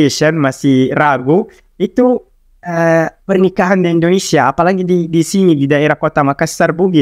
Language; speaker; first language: Indonesian; non-native, local second language; Arabic